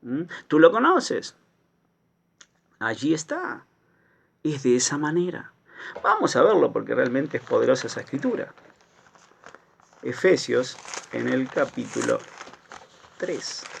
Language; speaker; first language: Spanish; native; Spanish